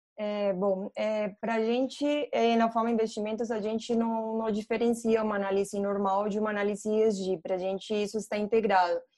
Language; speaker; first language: Portuguese; non-native, fluent; Spanish